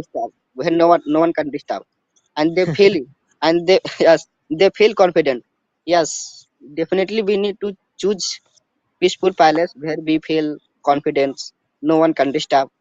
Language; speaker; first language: English; non-native, learner; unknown